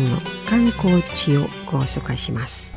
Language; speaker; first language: Japanese; non-native, fluent; Indonesian